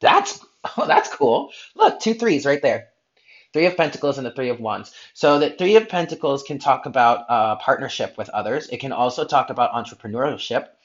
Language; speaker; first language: English; native; English